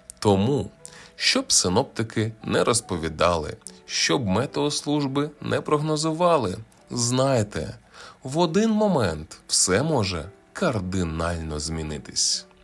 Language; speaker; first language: Ukrainian; native; Ukrainian